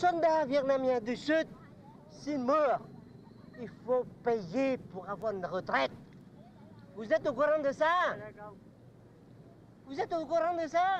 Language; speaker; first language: French; non-native, local second language; Vietnamese